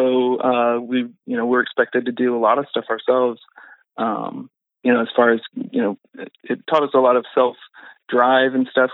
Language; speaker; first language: English; native; English